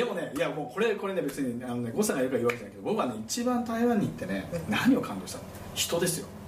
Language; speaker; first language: Japanese; native; Japanese